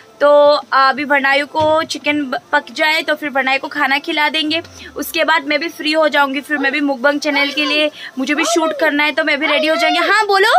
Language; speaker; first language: Hindi; non-native, local second language; Nepali